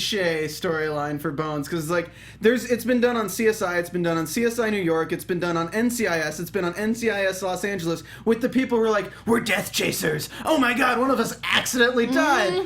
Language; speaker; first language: English; native; English